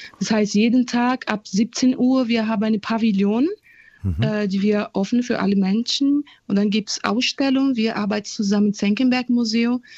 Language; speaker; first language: German; non-native, fluent; Portuguese